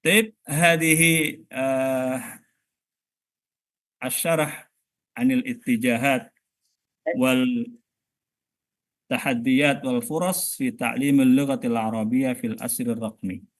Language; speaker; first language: Arabic; non-native, fluent; Indonesian